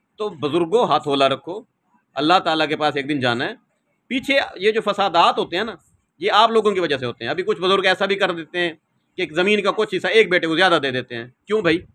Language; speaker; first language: Urdu; non-native, local second language; Saraiki